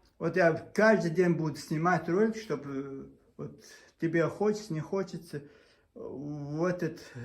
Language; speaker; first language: Russian; non-native, local second language; Chechen